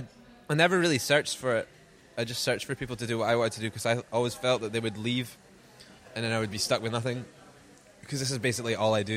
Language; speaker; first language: English; native; English